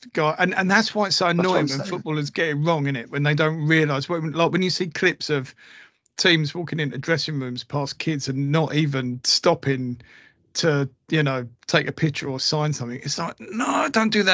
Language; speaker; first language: English; native; English